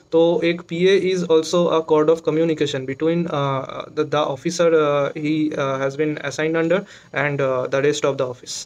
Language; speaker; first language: Hindi; non-native, local second language; Bangla